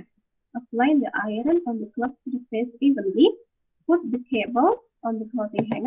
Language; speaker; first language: English; non-native, fluent; Indonesian